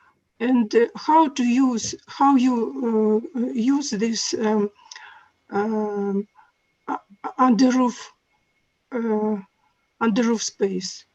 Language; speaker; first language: English; non-native, learner; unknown